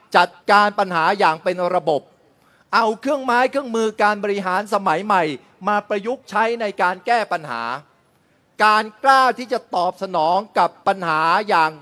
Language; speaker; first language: Thai; early bilingual, other home language; Chinese